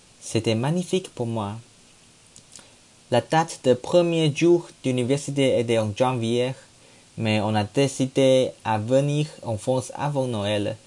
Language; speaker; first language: French; non-native, learner; Chinese